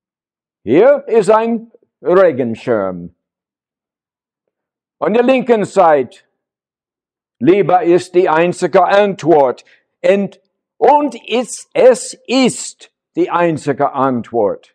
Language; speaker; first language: German; non-native, learner; English